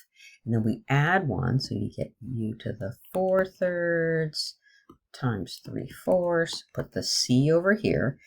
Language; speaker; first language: English; native; English